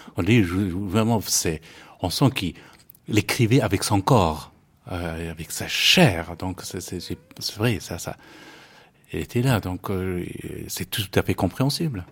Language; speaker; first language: French; non-native, fluent; Persian